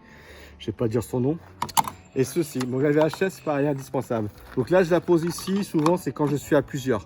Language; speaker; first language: French; native; French